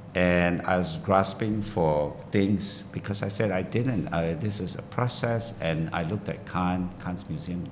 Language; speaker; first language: English; non-native, local second language; Min Nan Chinese